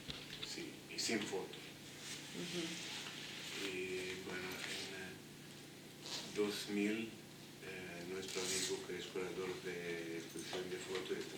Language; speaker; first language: Spanish; non-native, fluent; Italian